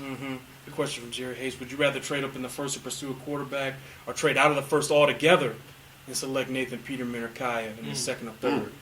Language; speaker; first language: English; native; English